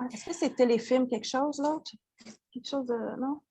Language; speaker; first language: French; native; French